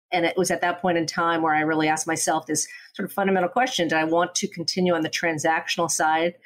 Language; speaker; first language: English; native; English